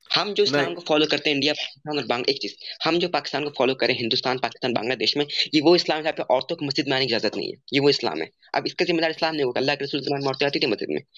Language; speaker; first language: Hindi; native; Hindi